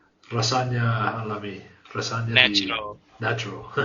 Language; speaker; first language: Indonesian; non-native, learner; English